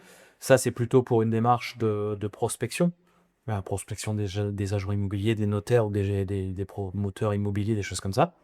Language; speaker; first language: French; native; French